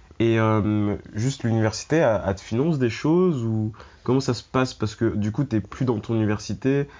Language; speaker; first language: French; native; French